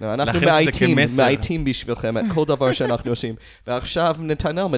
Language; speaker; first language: Hebrew; non-native, fluent; English